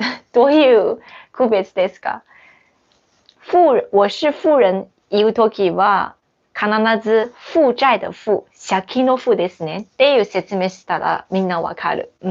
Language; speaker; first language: Japanese; non-native, fluent; Chinese